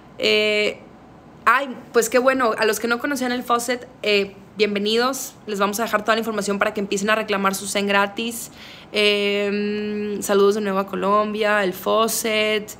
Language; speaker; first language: Spanish; native; Spanish